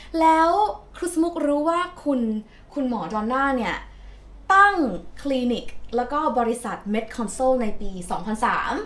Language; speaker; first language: Thai; native; Thai